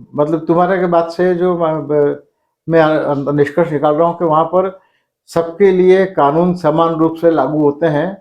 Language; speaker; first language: Hindi; native; Hindi